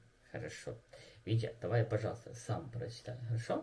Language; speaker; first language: Russian; non-native, learner; Chinese